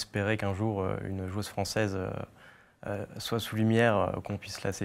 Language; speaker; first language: French; native; French